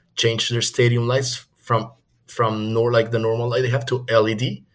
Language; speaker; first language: English; non-native, fluent; Spanish